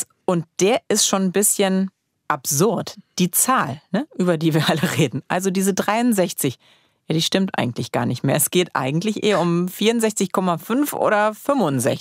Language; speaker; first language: German; native; German